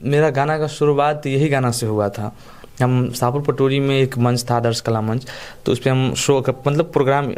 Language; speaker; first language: Hindi; native; Hindi